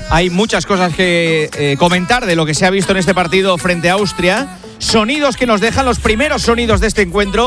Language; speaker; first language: Spanish; native; Spanish